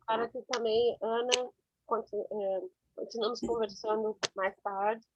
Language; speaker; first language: Portuguese; non-native, learner; Spanish